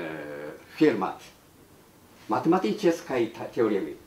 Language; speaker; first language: Russian; non-native, learner; Japanese